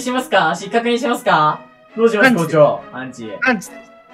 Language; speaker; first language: Japanese; native; Japanese